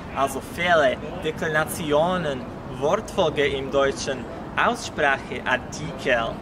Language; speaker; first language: German; non-native, fluent; Slovak